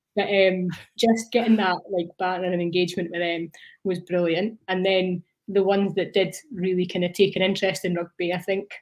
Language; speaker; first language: English; native; English